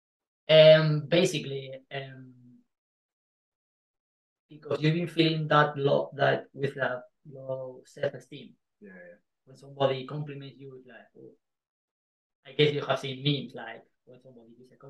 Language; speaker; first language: English; non-native, fluent; Spanish